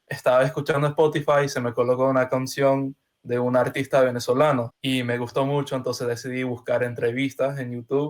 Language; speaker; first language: Spanish; non-native, fluent; English